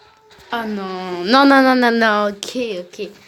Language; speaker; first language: French; native; French